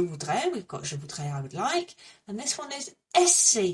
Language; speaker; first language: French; non-native, fluent; English